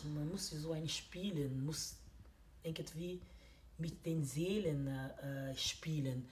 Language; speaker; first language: German; non-native, learner; Portuguese